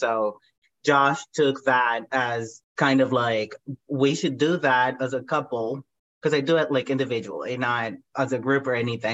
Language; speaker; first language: English; non-native, fluent; Spanish